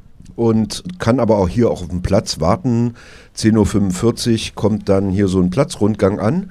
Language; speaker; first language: German; native; German